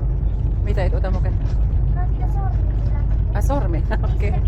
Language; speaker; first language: Finnish; non-native, learner; Filipino